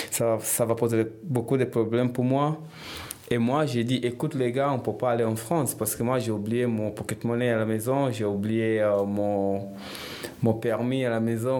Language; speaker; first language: French; non-native, fluent; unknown